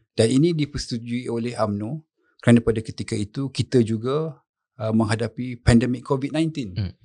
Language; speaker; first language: Malay; native; Malay